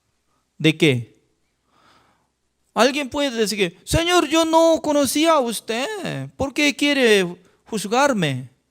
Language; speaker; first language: Spanish; non-native, fluent; Korean